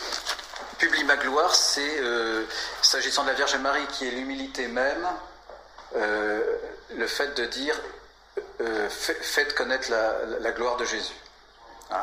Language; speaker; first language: French; native; French